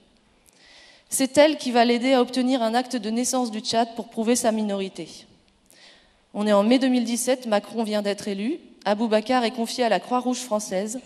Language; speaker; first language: French; native; French